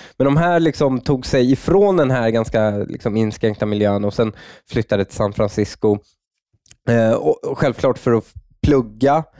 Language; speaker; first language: Swedish; native; Swedish